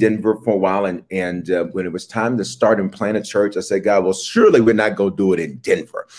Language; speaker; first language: English; native; English